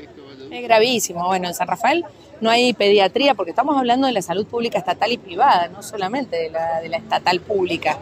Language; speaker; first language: Spanish; native; Spanish